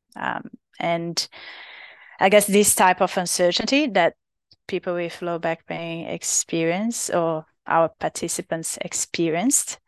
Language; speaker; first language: English; non-native, fluent; Portuguese